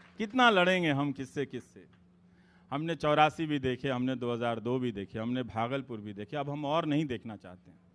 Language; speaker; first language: Hindi; native; Hindi